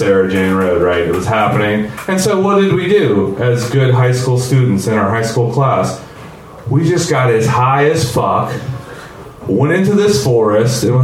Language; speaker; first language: English; native; English